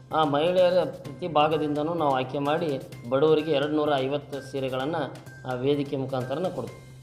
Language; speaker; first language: Kannada; non-native, local second language; Urdu